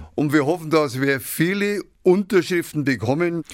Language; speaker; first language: German; native; German